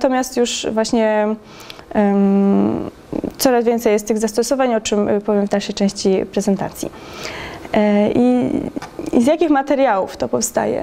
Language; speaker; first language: Polish; native; Polish